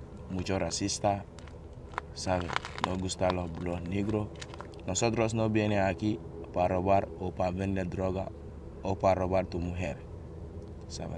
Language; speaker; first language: Spanish; non-native, learner; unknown